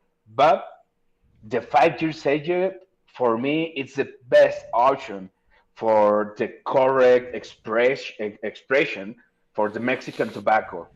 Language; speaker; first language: English; non-native, learner; Spanish